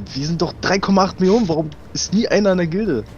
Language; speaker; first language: German; native; German